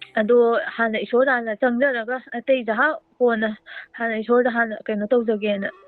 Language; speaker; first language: Manipuri; native; Manipuri